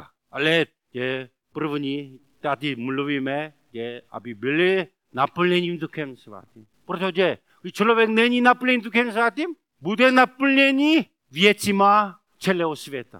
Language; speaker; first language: Czech; non-native, learner; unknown